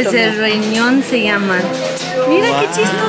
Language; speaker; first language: Spanish; non-native, fluent; English